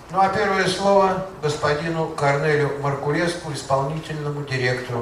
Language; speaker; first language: Russian; native; Russian